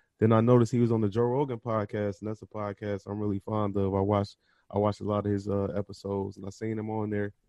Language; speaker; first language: English; native; English